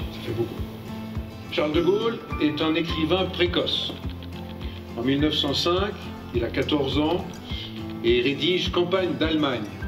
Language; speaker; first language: French; native; French